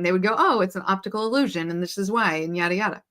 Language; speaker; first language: English; native; English